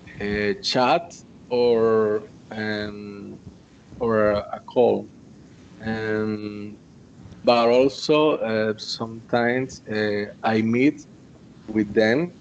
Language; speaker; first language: English; non-native, learner; Spanish